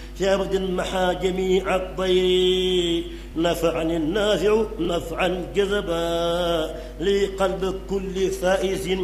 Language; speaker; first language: Arabic; non-native, fluent; Wolof